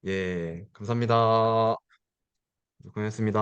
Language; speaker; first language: Korean; native; Korean